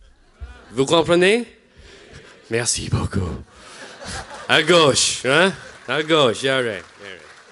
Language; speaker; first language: French; non-native, learner; English